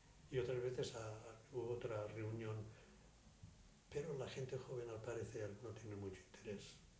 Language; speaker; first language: Spanish; native; Spanish